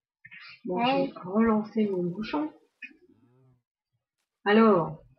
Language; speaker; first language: French; native; French